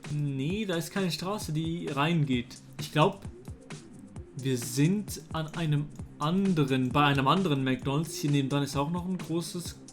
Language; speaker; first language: German; native; German